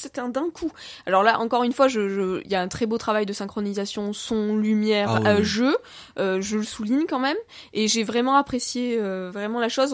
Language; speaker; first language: French; native; French